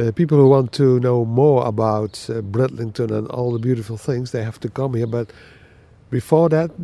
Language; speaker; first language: English; non-native, fluent; Dutch